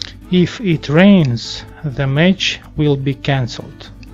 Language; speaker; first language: English; non-native, fluent; Russian